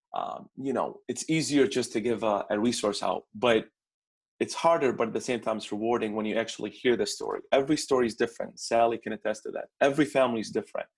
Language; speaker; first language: English; non-native, fluent; Arabic